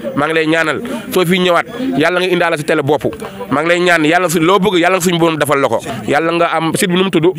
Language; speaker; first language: Wolof; non-native, local second language; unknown